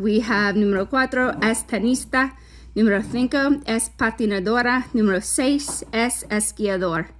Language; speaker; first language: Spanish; non-native, fluent; English